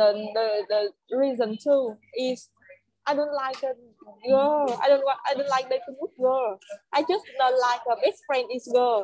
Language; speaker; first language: English; non-native, learner; Vietnamese